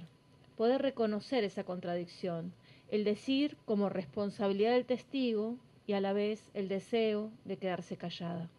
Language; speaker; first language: Spanish; native; Spanish